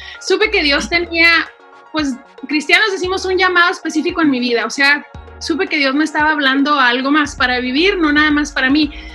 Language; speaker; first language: Spanish; native; Spanish